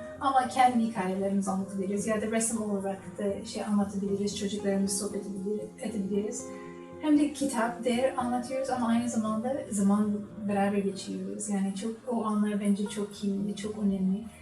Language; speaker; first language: Turkish; non-native, learner; English